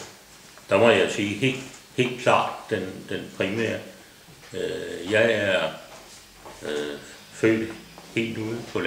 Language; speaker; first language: Danish; native; Danish